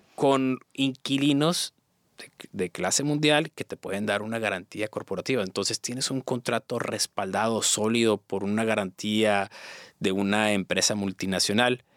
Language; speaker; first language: Spanish; native; Spanish